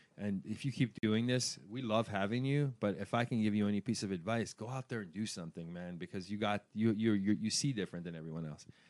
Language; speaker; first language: English; early bilingual, other home language; Persian